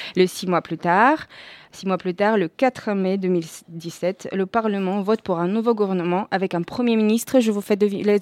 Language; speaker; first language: French; non-native, fluent; Spanish